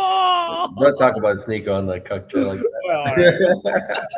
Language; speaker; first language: English; native; English